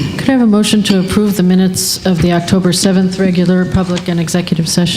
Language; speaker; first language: English; native; English